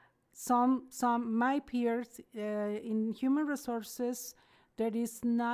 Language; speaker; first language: English; non-native, learner; Spanish